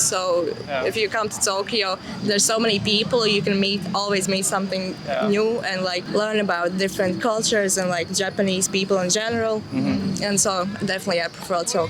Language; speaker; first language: English; non-native, fluent; Latvian